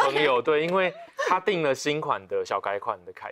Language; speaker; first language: Chinese; native; Chinese